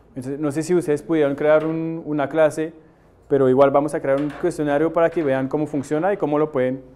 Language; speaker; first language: Spanish; non-native, fluent; French